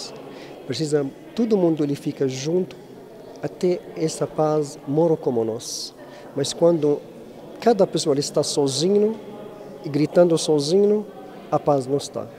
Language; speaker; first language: Portuguese; non-native, learner; Arabic